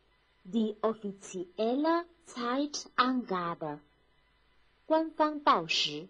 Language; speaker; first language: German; non-native, fluent; Chinese